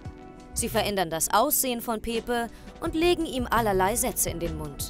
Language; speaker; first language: German; native; German